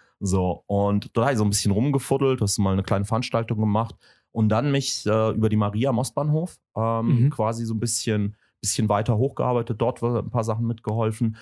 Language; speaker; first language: German; early bilingual, other home language; Russian